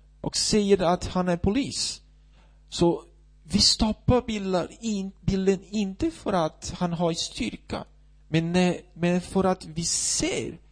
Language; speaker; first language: Swedish; non-native, fluent; Portuguese